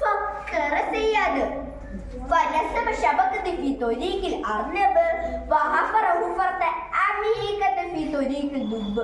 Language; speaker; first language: Arabic; non-native, learner; Malayalam